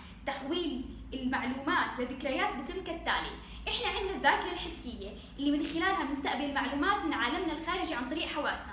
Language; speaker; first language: Arabic; native; Arabic